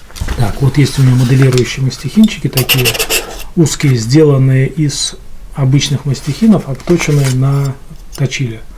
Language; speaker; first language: Russian; native; Russian